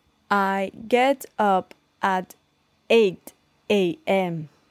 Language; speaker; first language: English; non-native, learner; Spanish